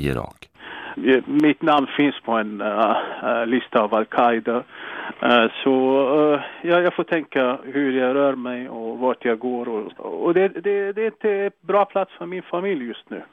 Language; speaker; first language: Swedish; non-native, fluent; Arabic